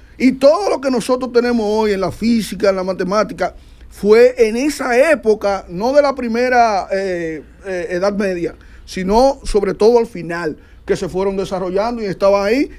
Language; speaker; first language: Spanish; native; Spanish